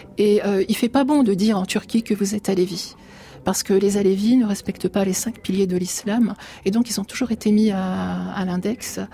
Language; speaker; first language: French; early bilingual, other home language; Arabic